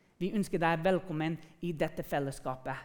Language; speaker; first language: Norwegian; non-native, fluent; English